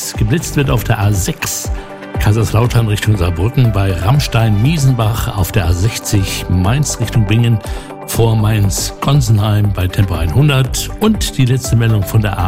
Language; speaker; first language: German; native; German